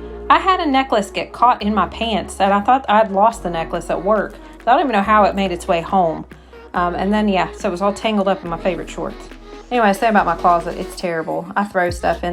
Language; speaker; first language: English; native; English